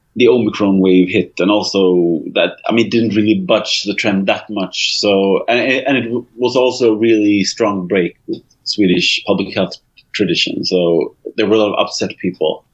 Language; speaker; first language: English; non-native, fluent; Swedish